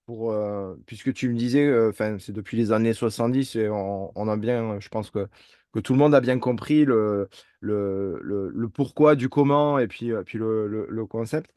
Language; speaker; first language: French; native; French